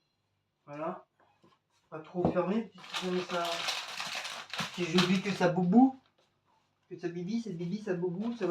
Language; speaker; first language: French; native; French